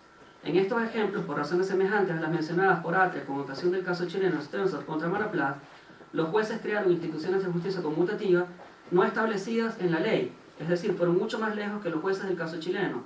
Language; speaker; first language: Spanish; native; Spanish